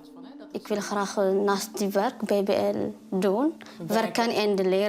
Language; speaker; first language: Dutch; non-native, learner; Tigrinya